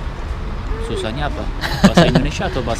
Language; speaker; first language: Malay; non-native, fluent; Turkish